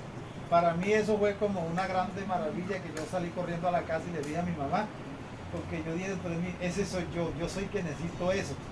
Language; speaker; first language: Spanish; native; Spanish